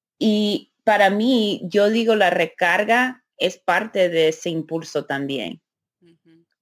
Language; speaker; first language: Spanish; early bilingual, heritage; Spanish